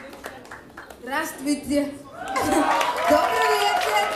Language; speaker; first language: Russian; non-native, learner; English